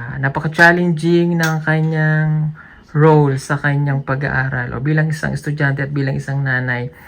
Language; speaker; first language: Filipino; non-native, local second language; Cebuano